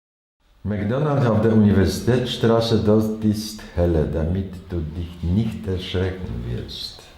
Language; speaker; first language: German; non-native, learner; Chinese